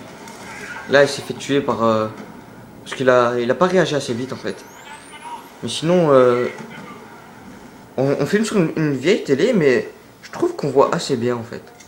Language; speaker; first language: French; native; French